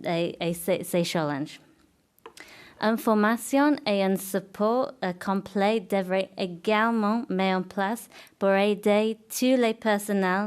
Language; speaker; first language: French; non-native, fluent; English